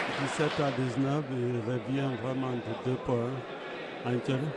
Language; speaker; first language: French; native; French